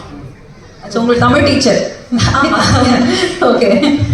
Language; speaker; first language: Tamil; native; Tamil